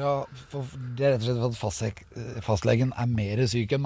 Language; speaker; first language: Norwegian; native; Norwegian